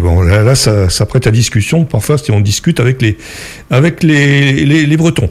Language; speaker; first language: French; native; French